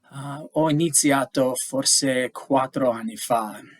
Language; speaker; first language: Italian; non-native, learner; English